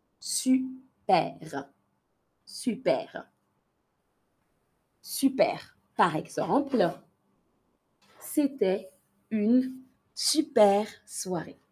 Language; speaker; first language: French; native; French